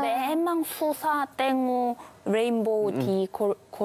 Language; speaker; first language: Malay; non-native, learner; Korean